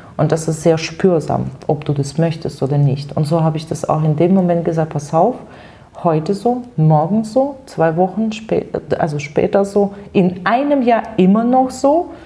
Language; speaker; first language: German; non-native, fluent; Russian